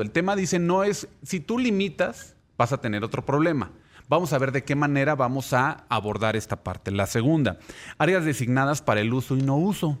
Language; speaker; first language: Spanish; native; Spanish